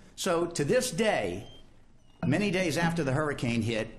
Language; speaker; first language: English; native; English